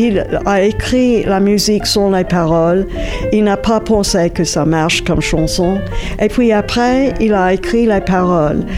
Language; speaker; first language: French; non-native, fluent; English